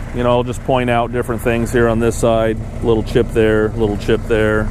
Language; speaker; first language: English; native; English